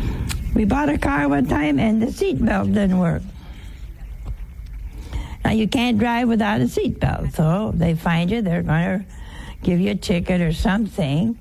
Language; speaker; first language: English; native; English